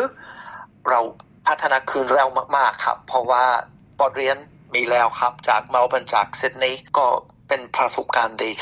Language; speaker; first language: Thai; non-native, fluent; English